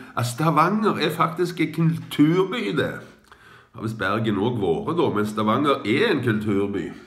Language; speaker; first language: Norwegian; native; Norwegian